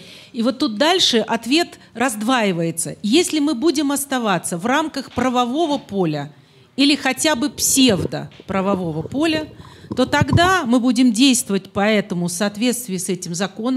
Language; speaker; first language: Russian; native; Russian